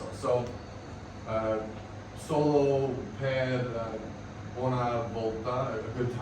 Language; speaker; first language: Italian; non-native, learner; English